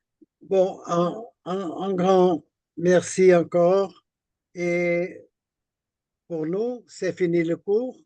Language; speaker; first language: French; non-native, fluent; Portuguese